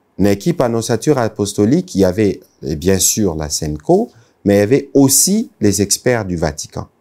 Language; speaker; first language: French; non-native, local second language; Lingala